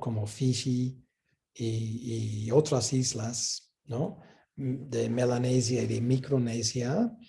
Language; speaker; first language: Spanish; non-native, fluent; English